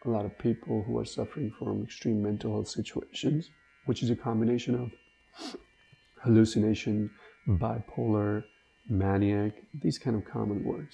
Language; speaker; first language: English; non-native, local second language; Hindi